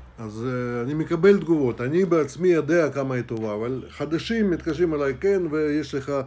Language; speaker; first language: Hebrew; non-native, fluent; Russian